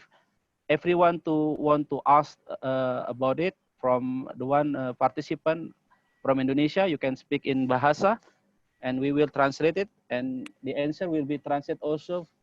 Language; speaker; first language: English; non-native, learner; Indonesian